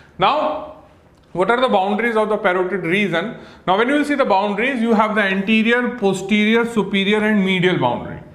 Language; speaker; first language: English; non-native, local second language; Hindi